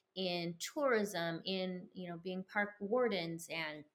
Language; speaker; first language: English; native; English